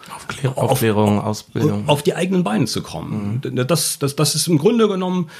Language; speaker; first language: German; native; German